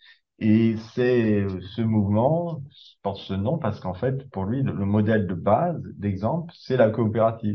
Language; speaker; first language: French; native; French